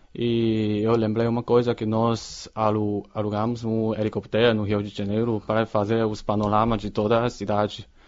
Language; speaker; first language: Portuguese; non-native, learner; Chinese